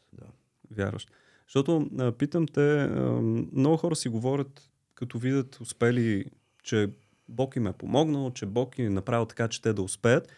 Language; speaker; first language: Bulgarian; native; Bulgarian